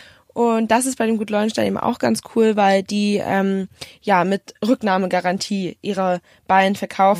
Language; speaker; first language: German; native; German